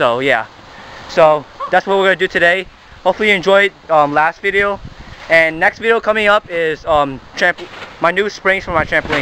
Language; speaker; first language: English; native; English